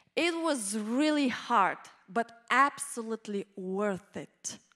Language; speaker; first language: English; non-native, fluent; Bulgarian